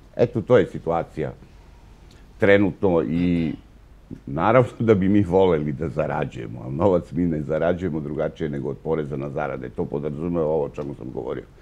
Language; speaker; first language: Serbian; native; Serbian